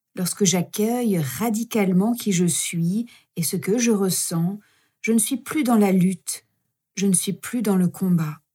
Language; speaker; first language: French; native; French